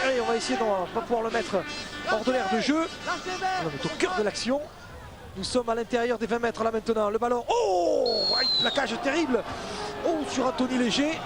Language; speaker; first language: French; native; French